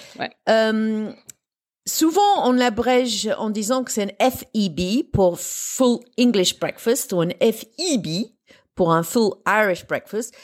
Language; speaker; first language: French; non-native, fluent; English